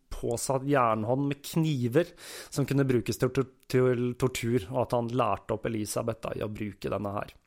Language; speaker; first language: Norwegian; native; Norwegian